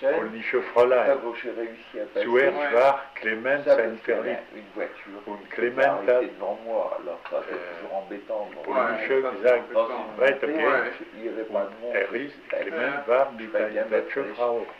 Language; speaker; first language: German; non-native, learner; French